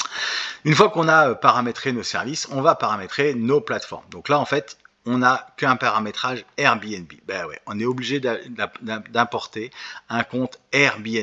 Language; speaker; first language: French; native; French